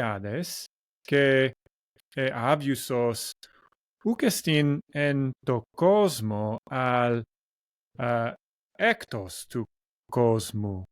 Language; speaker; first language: Greek; non-native, learner; English